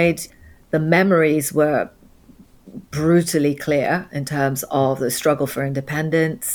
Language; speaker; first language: English; native; English